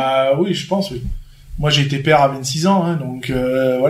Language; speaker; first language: French; native; French